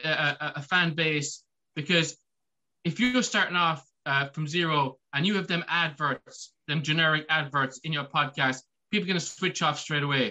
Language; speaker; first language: English; native; English